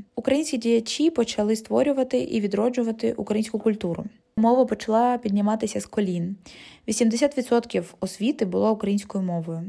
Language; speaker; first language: Ukrainian; non-native, local second language; Russian